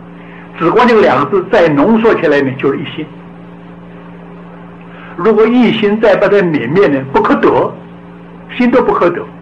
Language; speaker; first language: Chinese; native; Chinese